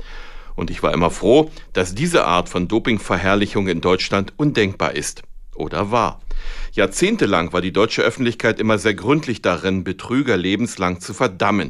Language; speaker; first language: German; native; German